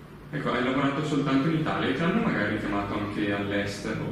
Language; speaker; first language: Italian; native; Italian